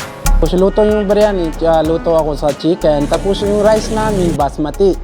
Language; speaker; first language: Filipino; non-native, learner; Punjabi